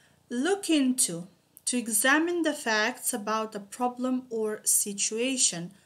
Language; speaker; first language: English; non-native, fluent; Macedonian